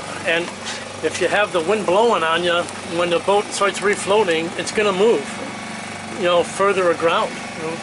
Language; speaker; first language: English; native; English